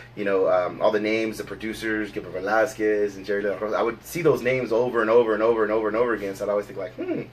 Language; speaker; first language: English; native; English